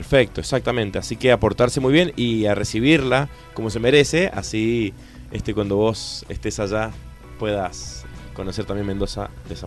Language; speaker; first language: Spanish; native; Spanish